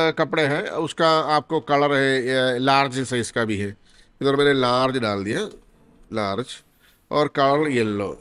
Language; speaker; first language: Hindi; non-native, local second language; Malayalam